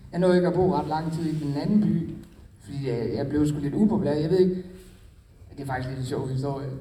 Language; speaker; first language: Danish; native; Danish